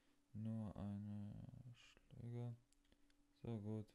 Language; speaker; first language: German; non-native, learner; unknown